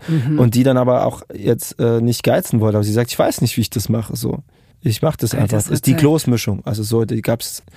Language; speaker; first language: German; native; German